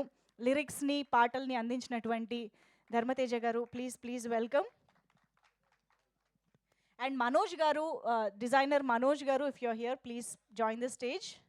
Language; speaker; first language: Telugu; native; Telugu